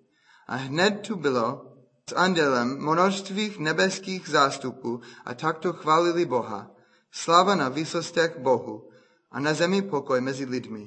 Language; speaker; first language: Czech; non-native, fluent; English